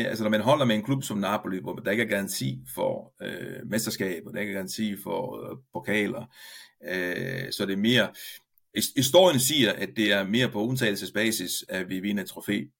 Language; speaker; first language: Danish; non-native, fluent; Italian